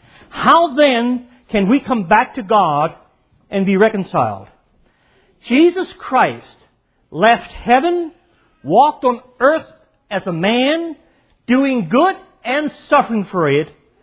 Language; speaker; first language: English; native; English